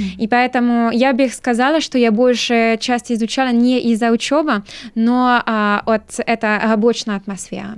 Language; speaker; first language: Russian; non-native, learner; French